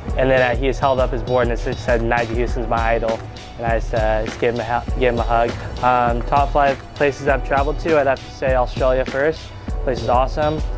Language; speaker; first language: English; native; English